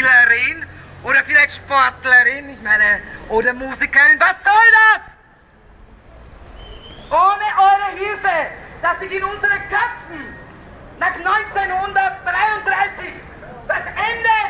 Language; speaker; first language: German; non-native, fluent; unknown